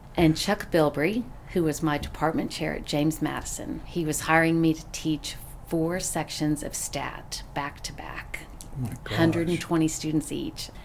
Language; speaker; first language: English; native; English